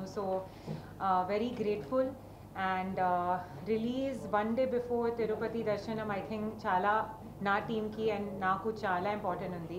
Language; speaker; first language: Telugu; non-native, learner; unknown